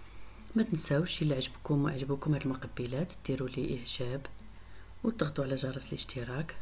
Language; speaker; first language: Arabic; native; Arabic